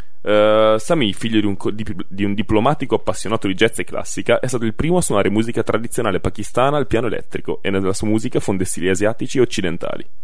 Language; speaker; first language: Italian; native; Italian